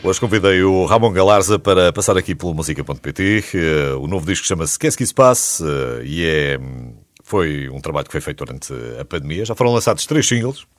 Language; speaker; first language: Portuguese; native; Portuguese